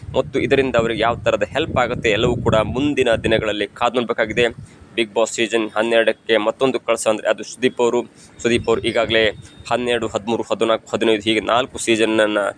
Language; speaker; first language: Kannada; native; Kannada